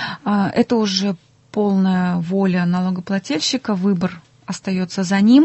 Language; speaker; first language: Russian; native; Russian